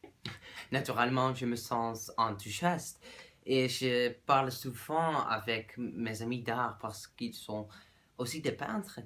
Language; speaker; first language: French; non-native, learner; Dutch